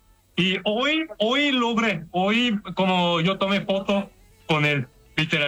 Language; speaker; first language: Spanish; non-native, fluent; Korean